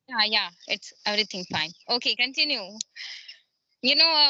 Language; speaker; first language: English; non-native, learner; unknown